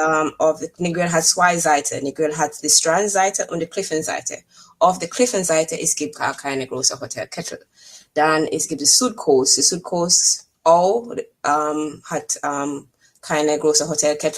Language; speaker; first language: German; non-native, fluent; English